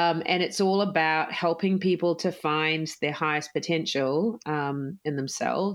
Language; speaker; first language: English; native; English